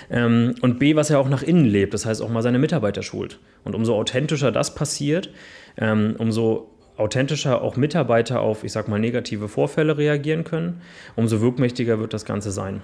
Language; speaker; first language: German; native; German